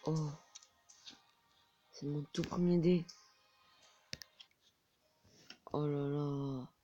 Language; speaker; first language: French; native; French